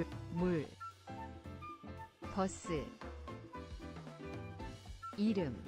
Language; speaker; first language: Korean; non-native, learner; English